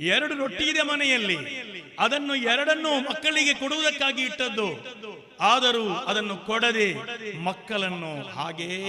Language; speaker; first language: Kannada; non-native, local second language; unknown